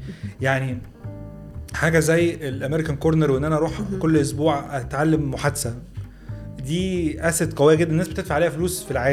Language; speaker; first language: Arabic; native; Arabic